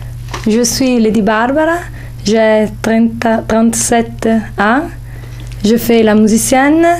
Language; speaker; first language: French; non-native, local second language; Italian